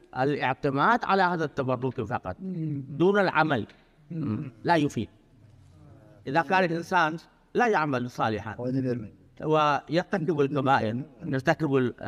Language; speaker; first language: Arabic; non-native, fluent; Urdu